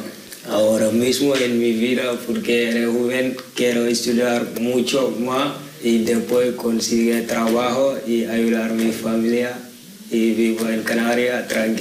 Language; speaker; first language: Spanish; non-native, learner; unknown